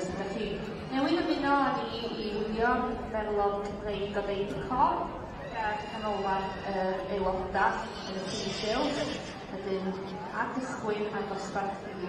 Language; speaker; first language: Welsh; native; Welsh